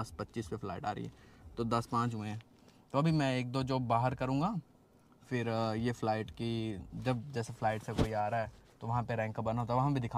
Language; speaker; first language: Hindi; native; Hindi